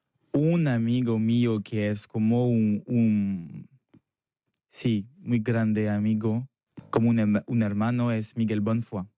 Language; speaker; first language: Spanish; non-native, fluent; French